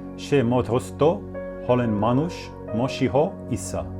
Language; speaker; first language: Bangla; non-native, learner; English